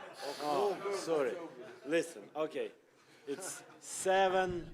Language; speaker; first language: English; non-native, learner; Ukrainian